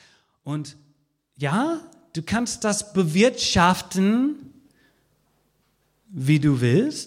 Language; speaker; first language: German; non-native, fluent; English